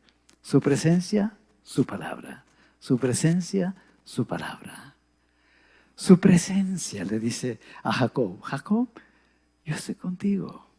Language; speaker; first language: Spanish; native; Spanish